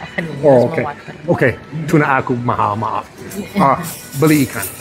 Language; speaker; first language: Indonesian; non-native, fluent; English